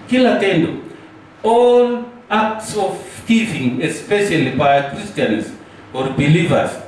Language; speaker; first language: English; non-native, local second language; Swahili